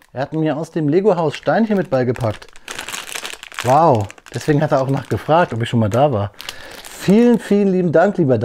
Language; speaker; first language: German; native; German